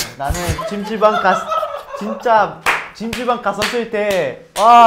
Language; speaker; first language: Korean; non-native, learner; Portuguese